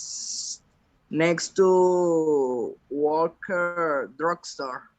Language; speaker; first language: English; non-native, learner; Spanish